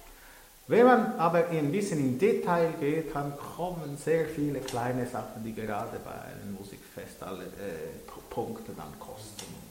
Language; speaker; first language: German; non-native, local second language; French